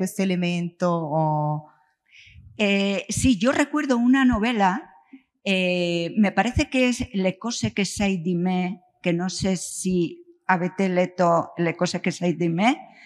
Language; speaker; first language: Italian; non-native, learner; Spanish